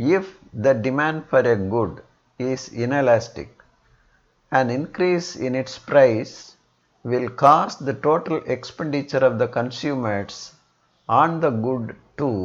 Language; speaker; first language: English; non-native, local second language; Tamil